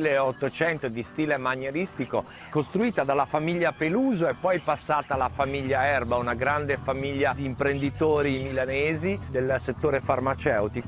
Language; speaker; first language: Italian; native; Italian